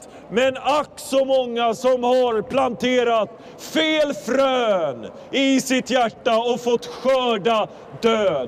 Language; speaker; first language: Swedish; non-native, fluent; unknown